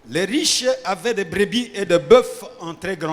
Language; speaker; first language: French; non-native, local second language; Lingala